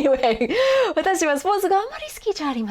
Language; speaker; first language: Japanese; non-native, fluent; English